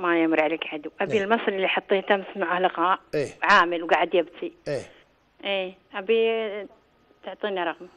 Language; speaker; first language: Arabic; native; Arabic